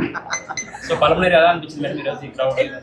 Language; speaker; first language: Telugu; native; Telugu